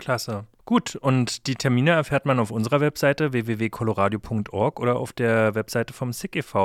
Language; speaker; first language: German; native; German